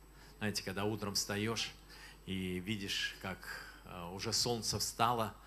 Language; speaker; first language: Russian; native; Russian